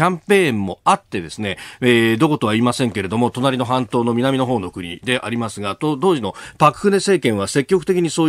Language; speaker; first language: Japanese; native; Japanese